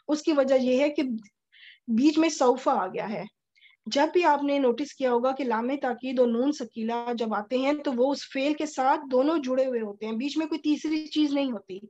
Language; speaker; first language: Urdu; native; Urdu